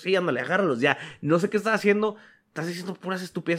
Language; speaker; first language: Spanish; native; Spanish